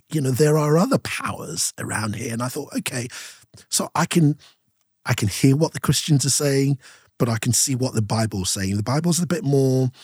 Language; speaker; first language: English; non-native, local second language; Yoruba